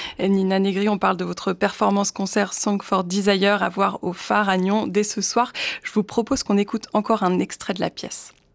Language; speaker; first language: French; native; French